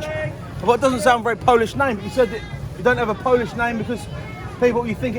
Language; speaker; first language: English; native; English